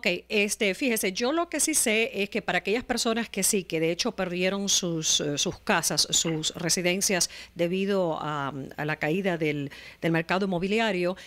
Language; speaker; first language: Spanish; native; Spanish